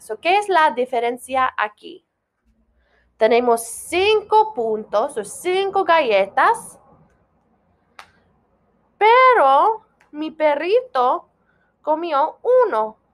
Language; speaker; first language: Spanish; non-native, fluent; English